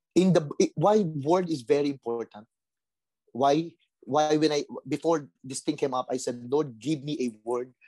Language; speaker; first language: English; non-native, local second language; Filipino